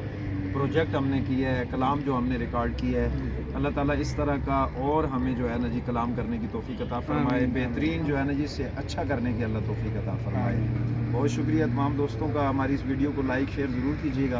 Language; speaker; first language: Urdu; native; Urdu